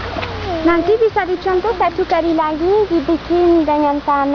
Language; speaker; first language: Indonesian; non-native, fluent; French